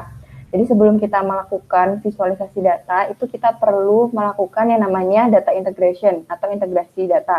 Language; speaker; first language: Indonesian; native; Indonesian